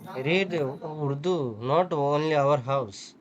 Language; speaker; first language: English; non-native, learner; Urdu